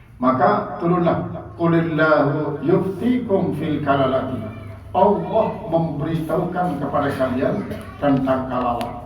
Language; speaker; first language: Indonesian; non-native, local second language; Sasak